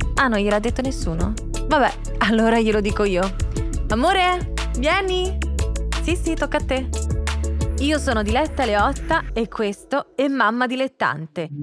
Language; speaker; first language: English; non-native, fluent; Italian